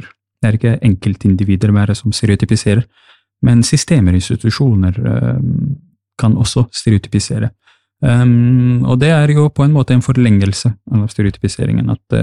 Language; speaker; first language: Norwegian; non-native, fluent; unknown